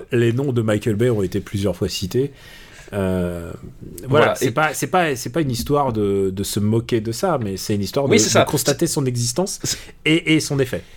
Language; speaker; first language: French; native; French